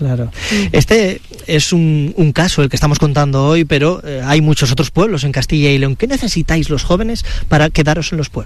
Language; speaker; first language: Spanish; native; Spanish